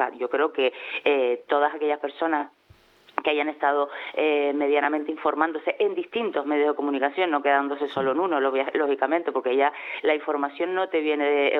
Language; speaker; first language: Spanish; native; Spanish